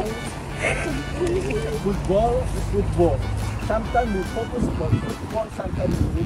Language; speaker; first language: English; non-native, learner; Indonesian